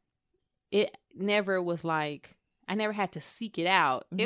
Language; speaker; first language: English; native; English